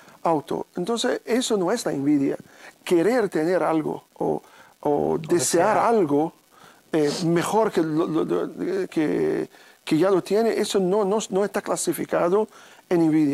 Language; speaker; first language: Spanish; non-native, fluent; Arabic